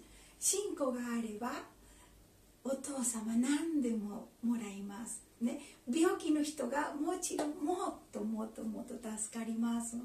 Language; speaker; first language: Japanese; non-native, learner; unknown